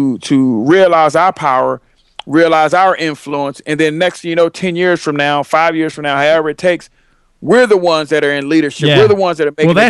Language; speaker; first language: English; native; English